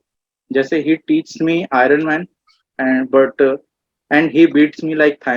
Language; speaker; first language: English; non-native, learner; Hindi